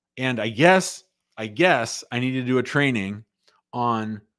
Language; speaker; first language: English; native; English